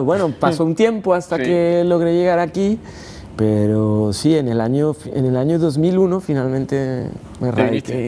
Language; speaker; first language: Spanish; native; Spanish